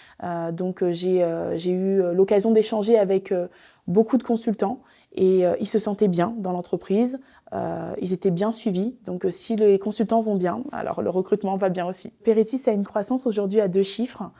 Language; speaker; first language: French; native; French